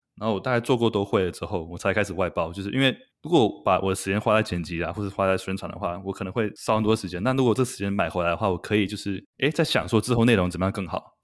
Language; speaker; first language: Chinese; native; Chinese